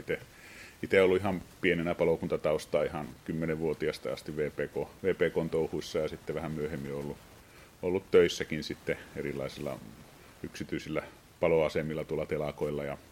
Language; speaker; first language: Finnish; native; Finnish